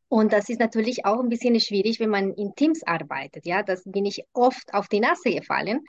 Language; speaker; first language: German; non-native, fluent; Spanish